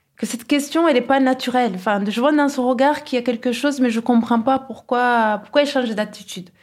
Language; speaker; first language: French; non-native, local second language; Kinyarwanda